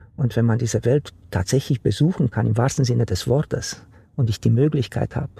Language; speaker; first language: German; non-native, fluent; Romanian